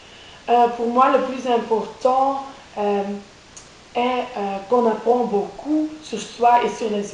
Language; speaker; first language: French; non-native, local second language; Dutch